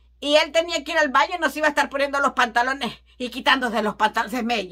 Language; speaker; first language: Spanish; native; Spanish